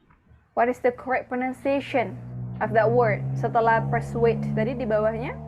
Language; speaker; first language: English; non-native, fluent; Indonesian